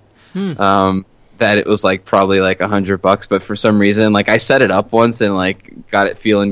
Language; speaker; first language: English; native; English